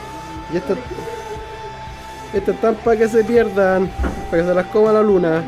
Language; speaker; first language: Spanish; native; Spanish